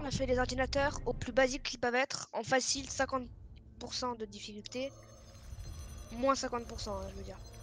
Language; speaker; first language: French; native; French